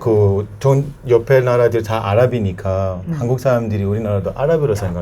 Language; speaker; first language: Korean; non-native, learner; Persian